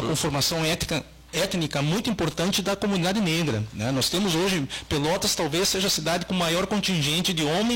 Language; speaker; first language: Portuguese; native; Portuguese